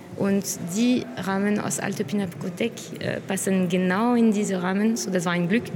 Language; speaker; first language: German; non-native, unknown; French